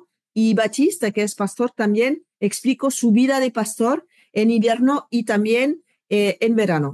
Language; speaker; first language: Spanish; non-native, fluent; French